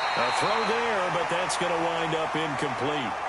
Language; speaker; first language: English; native; English